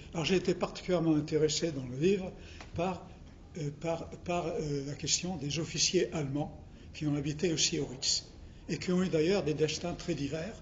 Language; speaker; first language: French; native; French